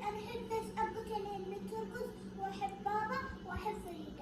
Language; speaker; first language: Arabic; early bilingual, other home language; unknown